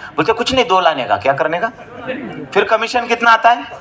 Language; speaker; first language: Hindi; non-native, local second language; Marathi